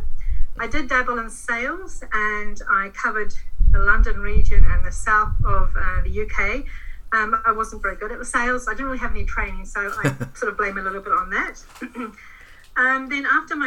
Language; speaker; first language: English; native; English